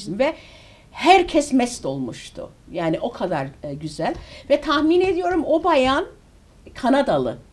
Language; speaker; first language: Turkish; early bilingual, heritage; Turkish